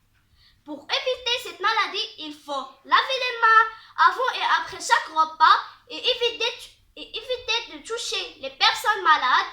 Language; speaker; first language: French; non-native, learner; Arabic